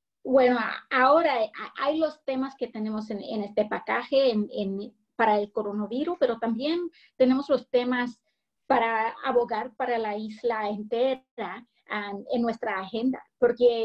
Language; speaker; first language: Spanish; early bilingual, heritage; English